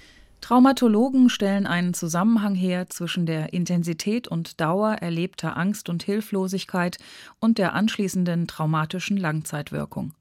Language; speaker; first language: German; native; German